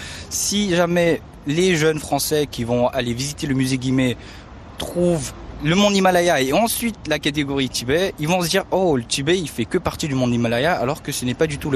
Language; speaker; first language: French; early bilingual, other home language; Tibetan